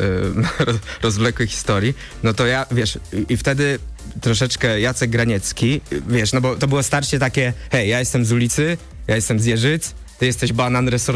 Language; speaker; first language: Polish; native; Polish